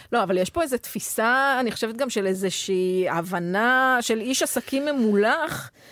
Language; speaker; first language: Hebrew; native; Hebrew